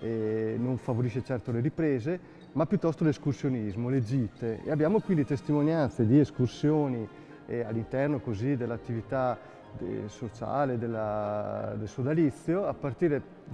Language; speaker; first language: Italian; native; Italian